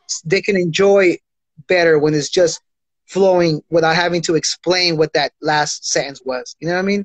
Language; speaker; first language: English; native; English